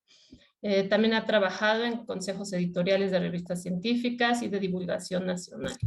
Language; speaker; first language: Spanish; native; Spanish